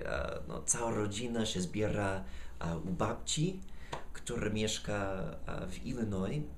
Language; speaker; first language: Polish; non-native, fluent; English